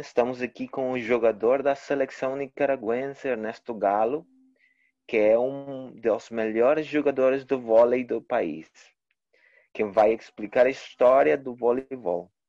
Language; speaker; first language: Portuguese; non-native, learner; Spanish